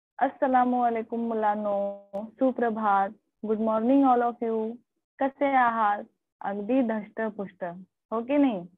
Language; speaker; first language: Marathi; non-native, local second language; Urdu